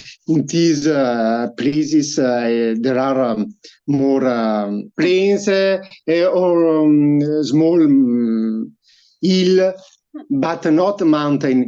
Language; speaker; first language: English; non-native, learner; Italian